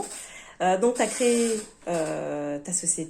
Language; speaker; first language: French; native; French